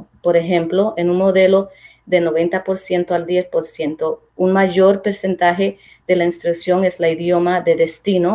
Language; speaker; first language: Spanish; early bilingual, heritage; Spanish